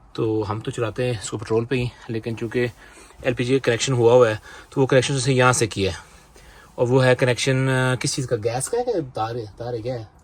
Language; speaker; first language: Urdu; non-native, local second language; Punjabi